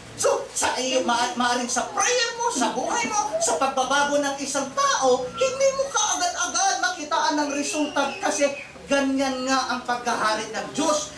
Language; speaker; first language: Filipino; non-native, local second language; Cebuano